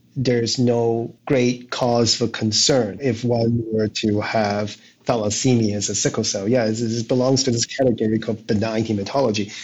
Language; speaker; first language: English; non-native, local second language; Cantonese